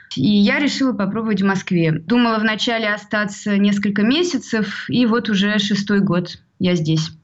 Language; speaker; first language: Russian; early bilingual, heritage; Russian